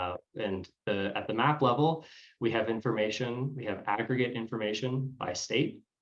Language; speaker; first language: English; native; English